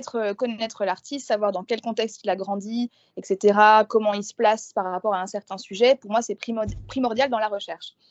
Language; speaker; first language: French; native; French